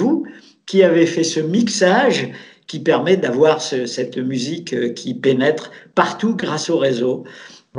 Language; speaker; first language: French; native; French